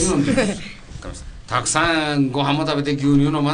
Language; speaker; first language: Japanese; native; Japanese